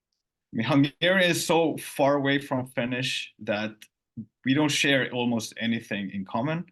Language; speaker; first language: English; non-native, fluent; Finnish